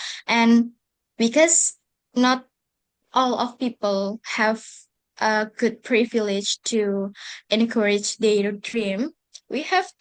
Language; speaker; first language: English; non-native, learner; Indonesian